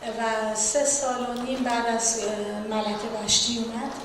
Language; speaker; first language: Persian; native; Persian